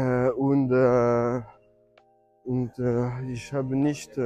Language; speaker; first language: German; non-native, learner; French